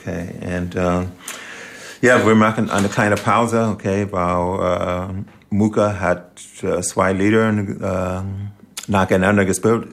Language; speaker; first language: German; non-native, learner; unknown